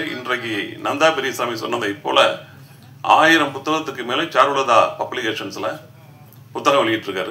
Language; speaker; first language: Tamil; native; Tamil